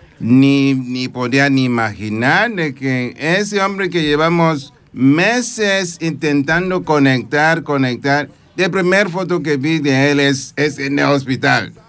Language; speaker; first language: Spanish; non-native, fluent; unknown